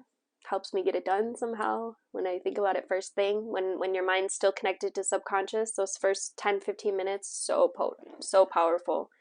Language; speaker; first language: English; native; English